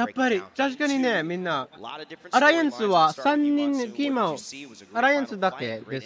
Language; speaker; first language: Japanese; non-native, learner; Filipino